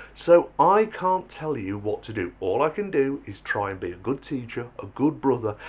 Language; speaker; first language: English; native; English